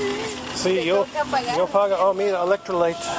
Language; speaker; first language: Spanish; non-native, learner; English